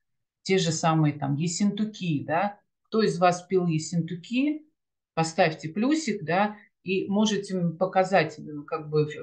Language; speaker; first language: Russian; native; Russian